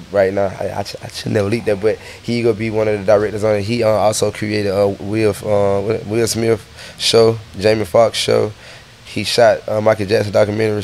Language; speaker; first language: English; native; English